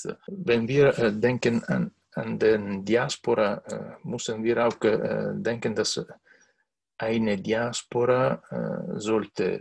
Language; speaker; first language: German; non-native, learner; Italian